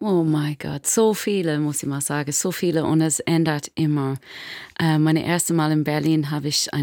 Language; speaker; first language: German; non-native, fluent; English